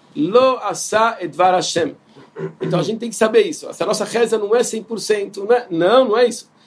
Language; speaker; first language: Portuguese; non-native, fluent; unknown